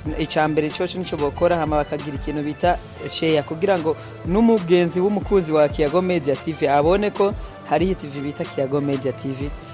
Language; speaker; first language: Rundi; early bilingual, heritage; Rundi